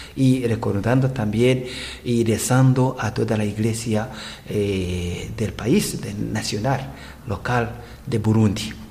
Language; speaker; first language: Spanish; non-native, learner; Rundi